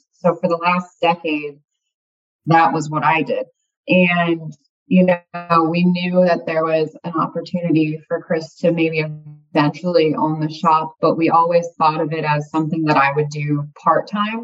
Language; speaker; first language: English; native; English